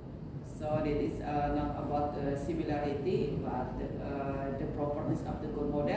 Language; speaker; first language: English; non-native, learner; Indonesian